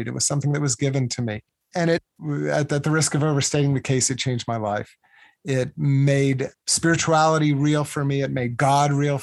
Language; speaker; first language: English; native; English